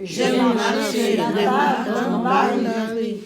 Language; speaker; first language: French; non-native, learner; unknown